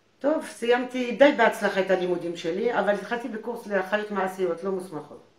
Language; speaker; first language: Hebrew; non-native, fluent; French